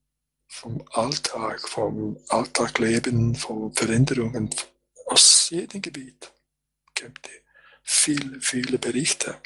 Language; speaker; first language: German; non-native, fluent; Croatian